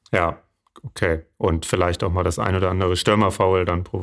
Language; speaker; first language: German; native; German